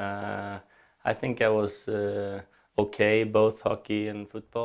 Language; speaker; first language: English; non-native, learner; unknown